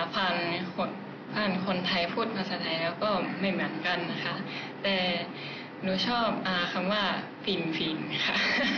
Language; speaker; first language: Thai; non-native, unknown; Japanese